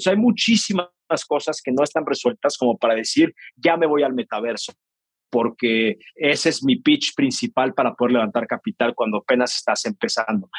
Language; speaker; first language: Spanish; native; Spanish